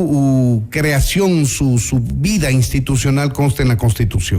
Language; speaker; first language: Spanish; native; Spanish